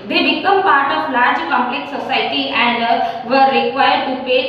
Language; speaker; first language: English; non-native, local second language; Hindi